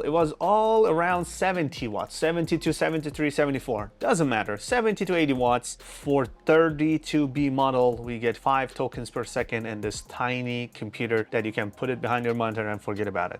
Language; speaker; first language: English; non-native, fluent; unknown